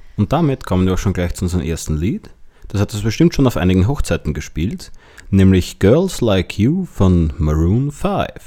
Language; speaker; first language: German; native; German